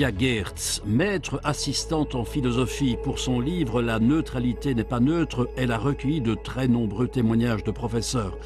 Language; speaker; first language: French; native; French